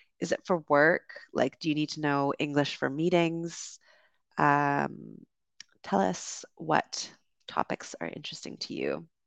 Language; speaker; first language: English; native; English